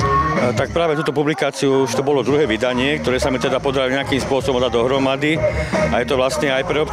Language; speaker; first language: Slovak; native; Slovak